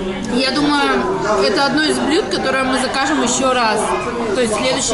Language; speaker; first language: Russian; native; Russian